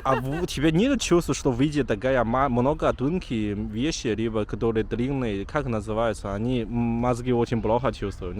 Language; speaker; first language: Russian; non-native, learner; Chinese